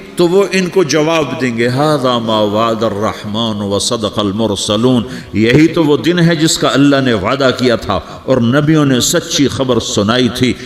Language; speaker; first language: Urdu; non-native, local second language; Punjabi